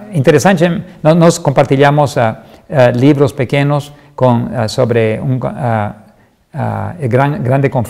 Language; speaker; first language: Portuguese; non-native, fluent; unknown